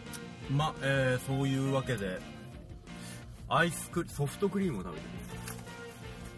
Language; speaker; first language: Japanese; native; Japanese